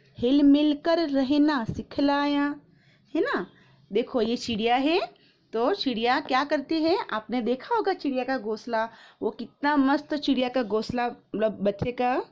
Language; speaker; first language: Hindi; non-native, local second language; Gujarati